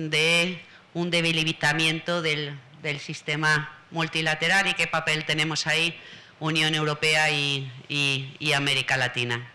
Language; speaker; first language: Spanish; native; Spanish